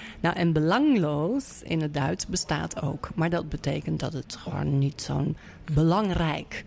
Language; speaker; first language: Dutch; native; Dutch